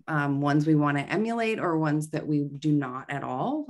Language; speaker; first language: English; native; English